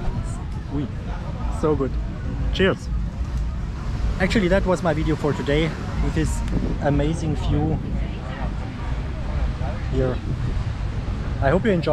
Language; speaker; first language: English; non-native, fluent; German